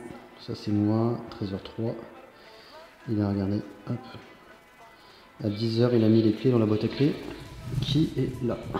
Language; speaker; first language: French; native; French